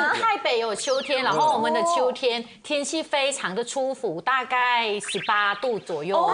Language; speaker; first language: Chinese; native; Chinese